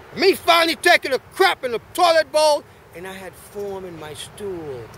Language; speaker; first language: English; native; English